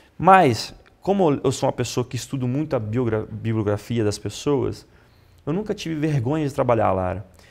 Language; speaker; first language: Portuguese; non-native, fluent; Italian